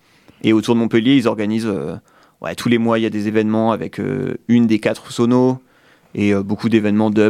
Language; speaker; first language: French; native; French